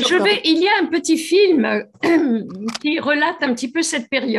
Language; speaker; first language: French; native; French